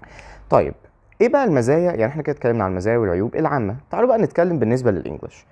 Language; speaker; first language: Arabic; native; Arabic